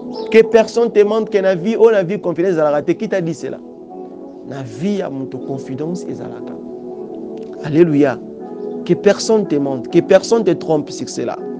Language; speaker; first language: French; non-native, local second language; Lingala